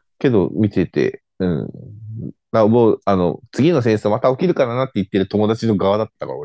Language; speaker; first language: Japanese; native; Japanese